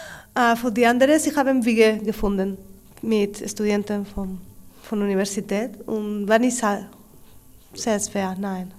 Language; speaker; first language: German; non-native, learner; Spanish